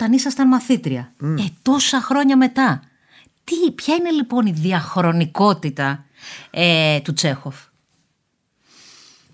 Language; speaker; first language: Greek; native; Greek